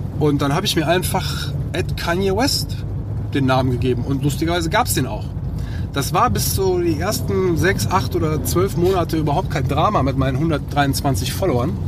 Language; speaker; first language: German; early bilingual, other home language; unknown